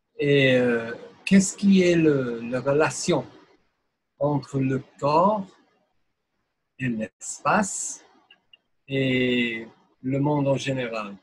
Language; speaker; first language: French; non-native, fluent; English